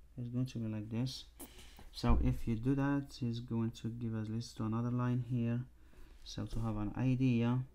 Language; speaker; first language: English; non-native, fluent; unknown